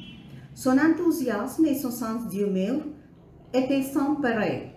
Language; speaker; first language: French; non-native, fluent; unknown